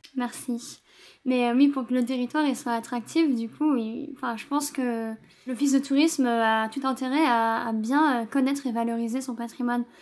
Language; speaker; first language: French; native; French